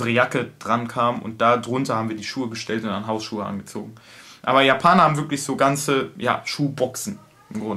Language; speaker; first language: German; native; German